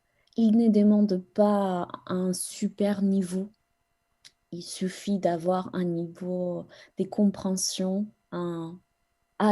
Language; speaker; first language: French; non-native, fluent; Spanish